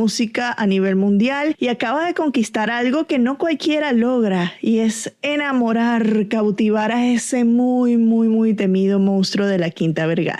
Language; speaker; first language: Spanish; native; Spanish